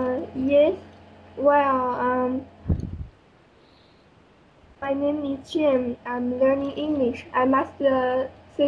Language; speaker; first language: English; non-native, learner; French